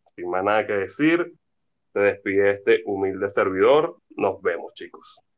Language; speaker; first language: Spanish; native; Spanish